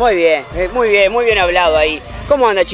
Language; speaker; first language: Spanish; native; Spanish